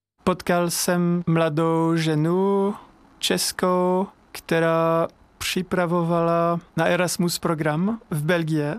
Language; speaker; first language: Czech; non-native, fluent; French